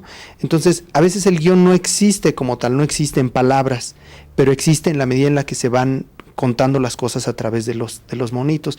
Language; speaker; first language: Spanish; native; Spanish